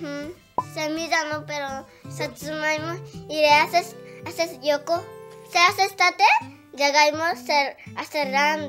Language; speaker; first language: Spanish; early bilingual, heritage; Spanish